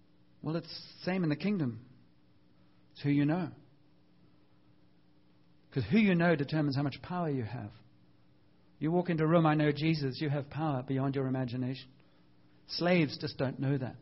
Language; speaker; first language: English; native; English